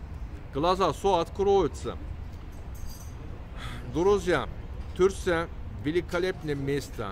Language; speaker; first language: Russian; non-native, learner; Turkish